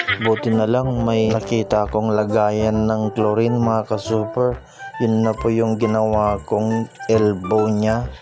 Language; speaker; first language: Filipino; non-native, local second language; Iloko